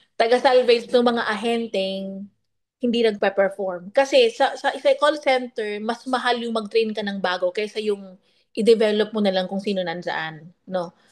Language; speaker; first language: Filipino; non-native, local second language; Bikol